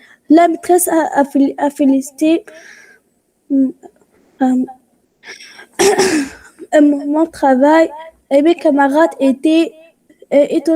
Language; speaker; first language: French; non-native, local second language; Arabic